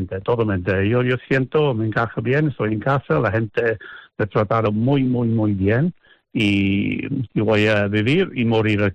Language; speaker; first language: Spanish; non-native, fluent; English